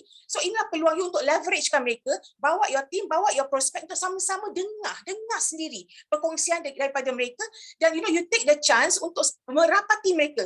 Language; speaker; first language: Malay; native; Malay